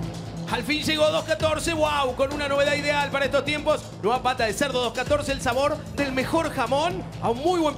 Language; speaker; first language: Spanish; native; Spanish